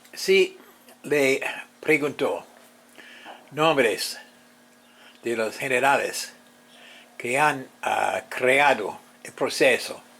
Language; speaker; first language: Spanish; non-native, fluent; English